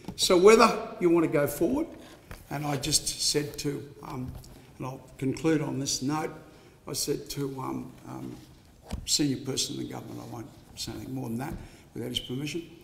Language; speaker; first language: English; native; English